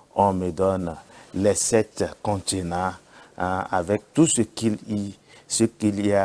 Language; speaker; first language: French; non-native, local second language; Yoruba